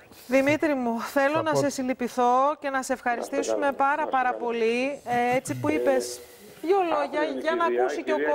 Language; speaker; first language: Greek; native; Greek